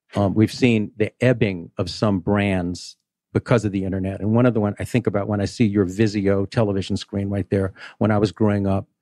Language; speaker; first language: English; native; English